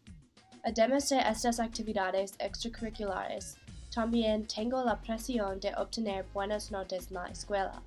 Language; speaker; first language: Spanish; non-native, learner; English